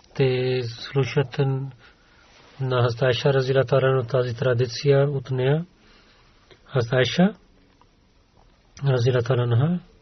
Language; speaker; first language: Bulgarian; non-native, learner; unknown